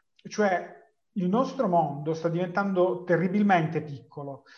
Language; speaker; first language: Italian; native; Italian